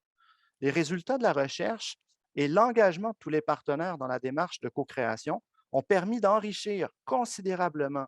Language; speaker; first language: French; native; French